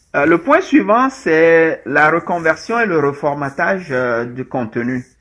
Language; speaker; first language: French; non-native, local second language; Ewe